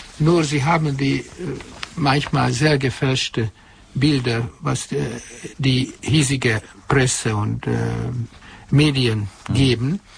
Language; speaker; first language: German; non-native, fluent; Hungarian